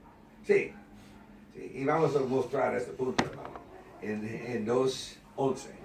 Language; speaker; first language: Spanish; non-native, learner; English